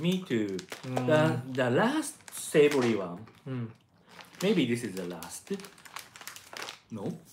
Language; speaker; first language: English; non-native, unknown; Japanese